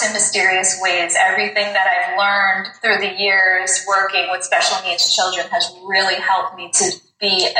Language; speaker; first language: English; native; English